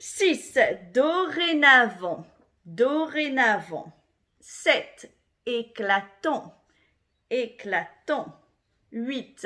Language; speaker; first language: French; native; French